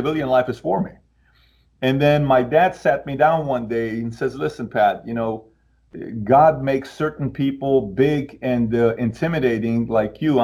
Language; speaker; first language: English; early bilingual, other home language; Persian